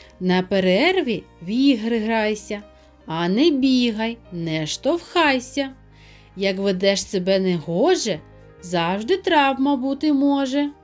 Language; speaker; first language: Ukrainian; native; Ukrainian